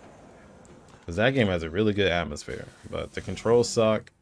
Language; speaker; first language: English; native; English